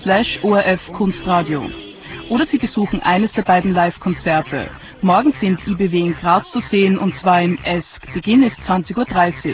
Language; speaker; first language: German; native; German